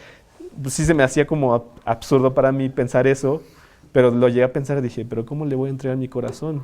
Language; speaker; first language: Spanish; native; Spanish